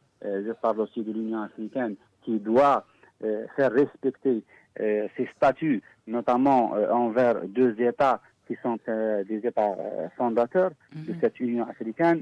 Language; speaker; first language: French; non-native, local second language; Arabic